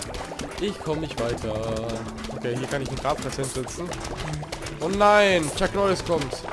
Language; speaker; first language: German; native; German